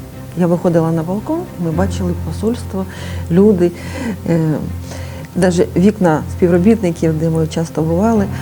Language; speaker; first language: Ukrainian; native; Ukrainian